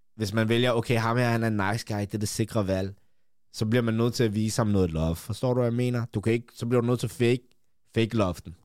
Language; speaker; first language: Danish; early bilingual, other home language; Kurdish